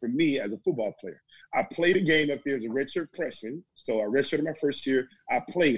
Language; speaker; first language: English; native; English